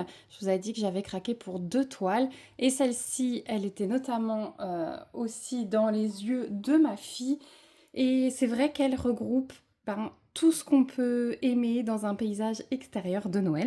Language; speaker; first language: French; native; French